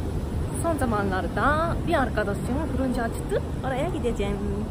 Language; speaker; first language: Turkish; non-native, learner; Japanese